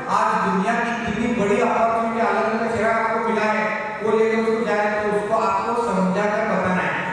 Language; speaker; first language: Hindi; non-native, local second language; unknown